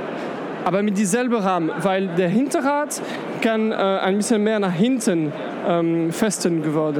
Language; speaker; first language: German; non-native, learner; French